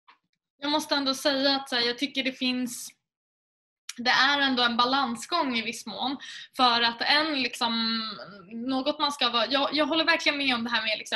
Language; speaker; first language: Swedish; native; Swedish